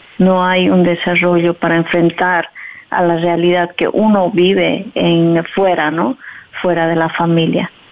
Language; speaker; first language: Spanish; native; Spanish